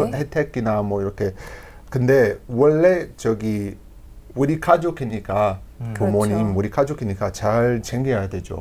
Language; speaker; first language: Korean; non-native, learner; English